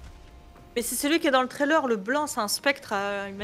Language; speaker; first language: French; native; French